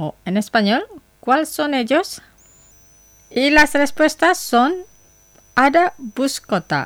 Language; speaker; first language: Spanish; non-native, fluent; Indonesian